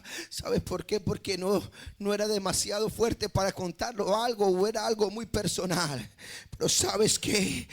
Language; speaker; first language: Spanish; native; Spanish